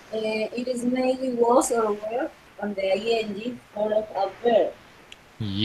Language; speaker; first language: English; non-native, learner; Spanish